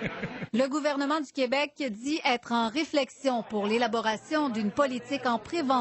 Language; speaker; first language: French; native; French